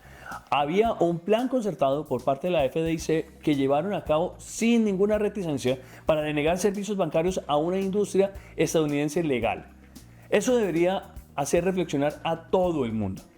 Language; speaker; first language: Spanish; native; Spanish